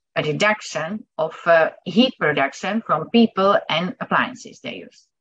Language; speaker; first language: English; non-native, fluent; Dutch